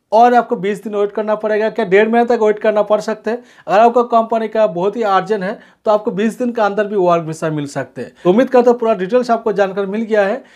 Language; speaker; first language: Hindi; non-native, local second language; Bangla